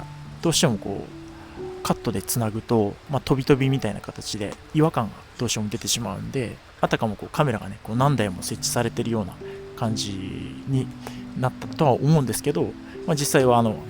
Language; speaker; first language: Japanese; native; Japanese